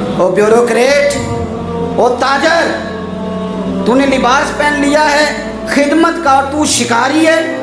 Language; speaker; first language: Urdu; non-native, local second language; Punjabi